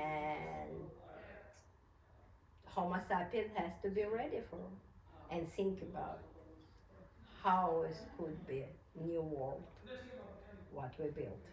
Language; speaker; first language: English; non-native, learner; Russian